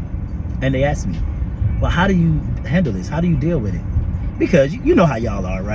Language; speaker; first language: English; native; English